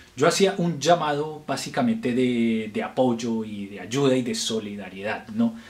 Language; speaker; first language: Spanish; native; Spanish